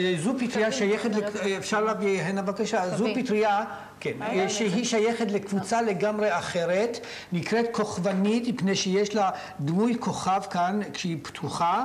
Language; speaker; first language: Hebrew; native; Hebrew